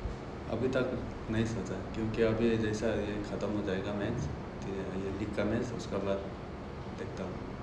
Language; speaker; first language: Hindi; non-native, local second language; Nepali